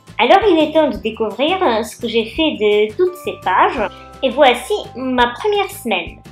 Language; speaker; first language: French; non-native, fluent; Czech